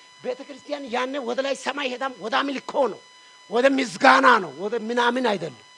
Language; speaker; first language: Amharic; non-native, local second language; Wolaytta